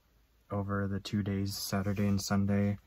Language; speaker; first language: English; native; English